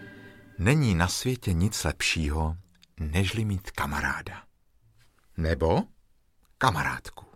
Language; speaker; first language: Czech; native; Czech